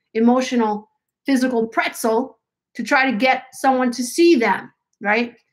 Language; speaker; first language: English; native; English